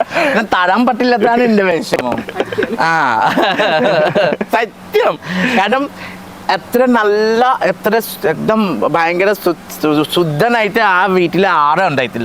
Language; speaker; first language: Malayalam; non-native, learner; Assamese